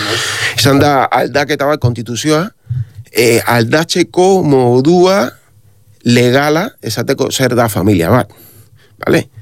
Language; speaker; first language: Basque; non-native, learner; Spanish